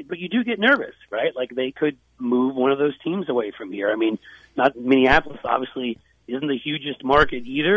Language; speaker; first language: English; native; English